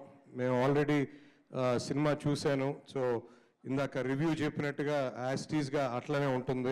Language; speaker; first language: Telugu; native; Telugu